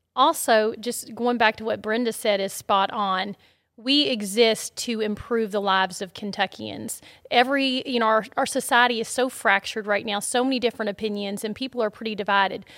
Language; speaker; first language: English; native; English